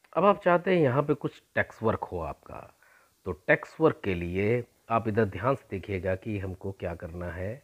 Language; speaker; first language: Hindi; native; Hindi